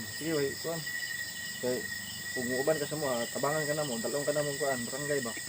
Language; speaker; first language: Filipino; non-native, local second language; Cebuano